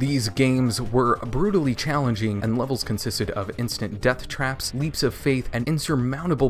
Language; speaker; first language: English; native; English